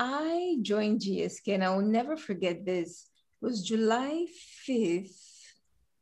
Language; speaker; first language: English; native; English